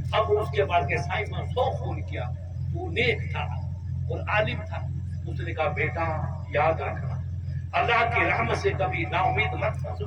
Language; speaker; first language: Urdu; non-native, local second language; Marwari